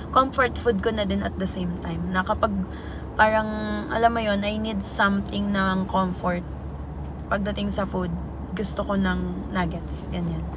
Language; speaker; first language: Filipino; non-native, local second language; Waray